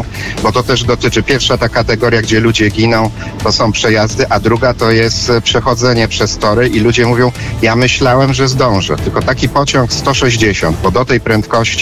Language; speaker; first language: Polish; native; Polish